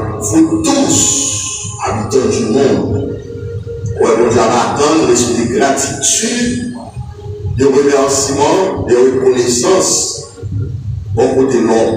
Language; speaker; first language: French; non-native, local second language; Haitian Creole